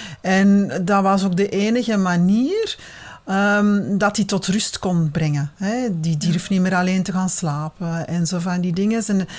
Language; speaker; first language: Dutch; native; Dutch